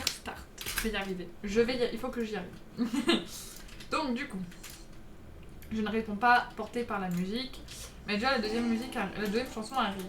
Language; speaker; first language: French; native; French